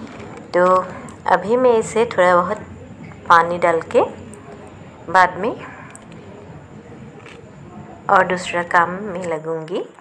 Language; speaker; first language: Hindi; non-native, local second language; Assamese